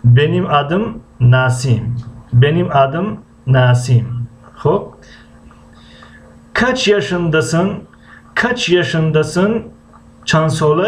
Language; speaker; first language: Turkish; non-native, fluent; Tajik